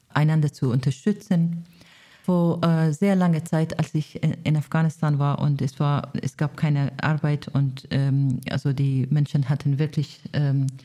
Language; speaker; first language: German; non-native, fluent; Persian